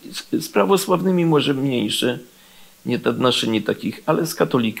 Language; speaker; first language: Russian; non-native, learner; Polish